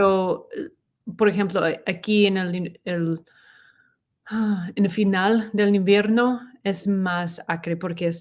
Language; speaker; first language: Spanish; non-native, learner; English